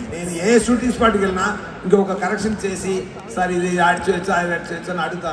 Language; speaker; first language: Telugu; non-native, learner; Tamil